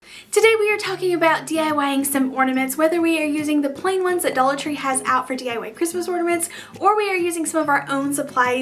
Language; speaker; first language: English; native; English